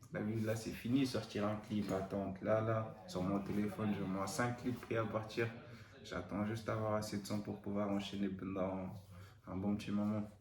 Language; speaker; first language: French; non-native, fluent; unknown